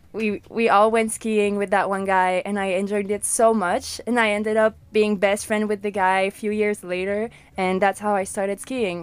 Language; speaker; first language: English; non-native, fluent; French